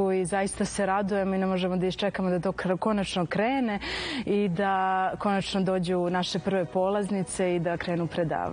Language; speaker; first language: Serbian; native; Serbian